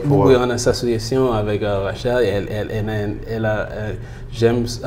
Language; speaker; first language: French; early bilingual, heritage; French